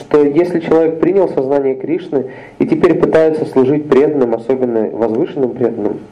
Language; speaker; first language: Russian; native; Russian